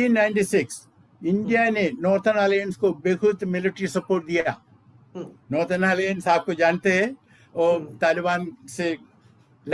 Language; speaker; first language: Hindi; non-native, local second language; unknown